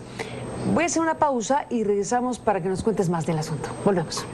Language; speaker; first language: Spanish; native; Spanish